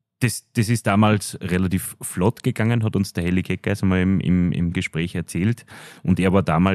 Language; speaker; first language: German; native; German